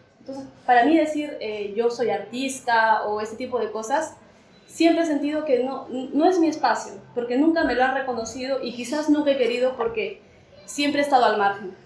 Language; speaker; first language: Spanish; native; Spanish